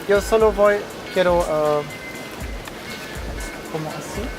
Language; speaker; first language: Spanish; non-native, learner; German